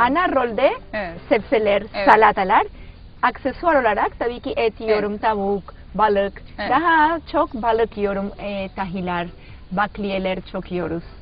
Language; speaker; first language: Turkish; non-native, learner; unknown